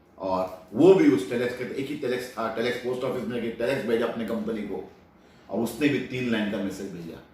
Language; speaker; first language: Hindi; non-native, local second language; Marathi